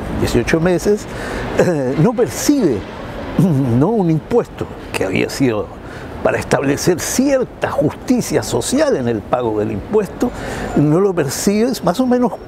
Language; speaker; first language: Spanish; native; Spanish